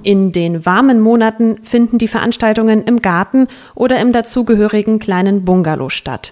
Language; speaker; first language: German; native; German